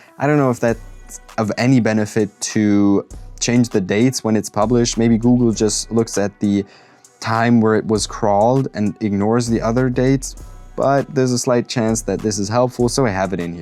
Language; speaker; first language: English; non-native, fluent; German